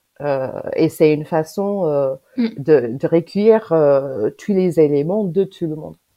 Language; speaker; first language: French; non-native, fluent; English